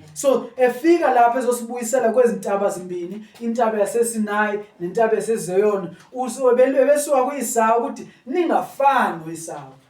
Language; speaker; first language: Zulu; non-native, local second language; Xhosa